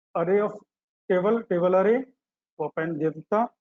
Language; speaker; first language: Hindi; non-native, local second language; Punjabi